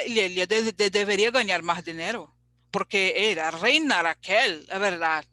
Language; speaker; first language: Spanish; non-native, learner; English